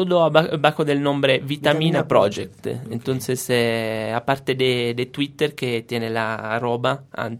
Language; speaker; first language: Spanish; non-native, fluent; Italian